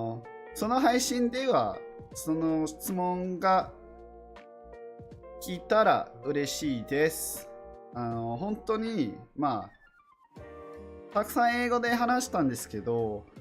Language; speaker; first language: Japanese; non-native, learner; English